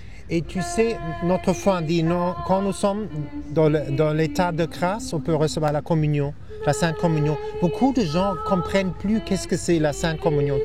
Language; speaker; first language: French; non-native, fluent; German